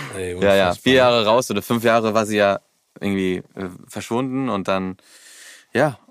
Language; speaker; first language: German; early bilingual, heritage; German